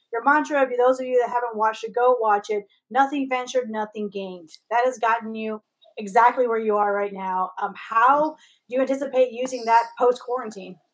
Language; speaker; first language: English; native; English